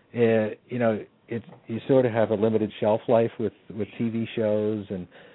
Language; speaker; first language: English; native; English